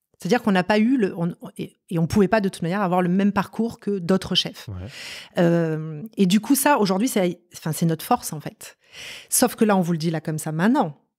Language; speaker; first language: French; native; French